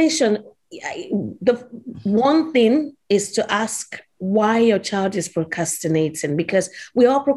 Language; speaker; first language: English; non-native, local second language; Yoruba